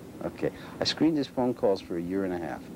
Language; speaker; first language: English; native; English